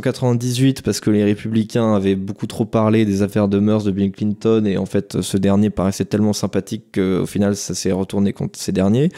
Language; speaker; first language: French; native; French